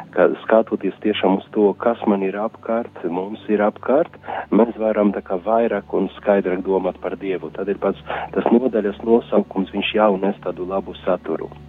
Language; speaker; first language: Latvian; non-native, fluent; Polish